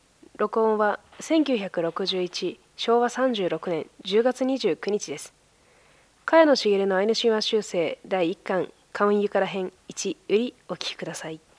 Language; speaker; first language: Japanese; native; Japanese